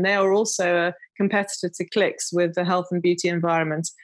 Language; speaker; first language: English; native; English